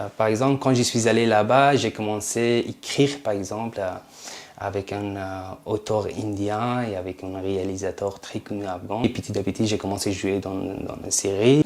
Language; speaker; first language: French; non-native, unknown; Persian